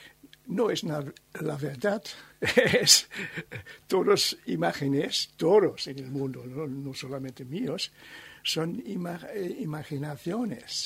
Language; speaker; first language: Spanish; non-native, learner; German